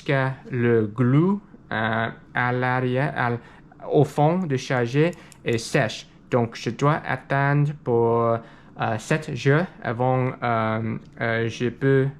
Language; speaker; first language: French; non-native, learner; English